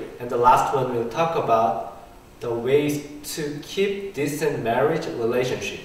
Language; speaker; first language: English; non-native, learner; Korean